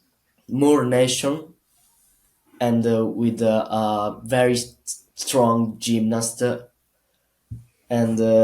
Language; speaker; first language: English; non-native, learner; Italian